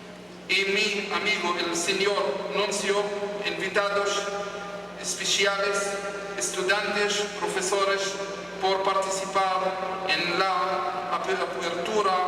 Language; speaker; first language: Spanish; non-native, fluent; Hebrew